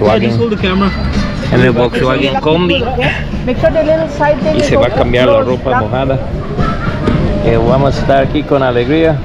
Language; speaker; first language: Spanish; non-native, learner; English